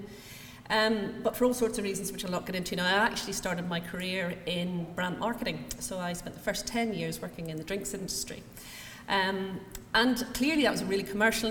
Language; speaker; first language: English; native; English